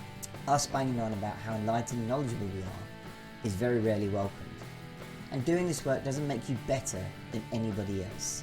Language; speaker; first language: English; native; English